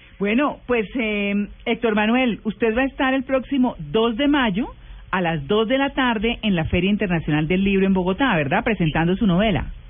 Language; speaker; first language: Spanish; native; Spanish